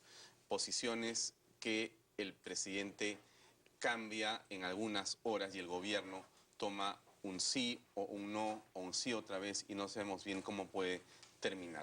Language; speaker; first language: Spanish; native; Spanish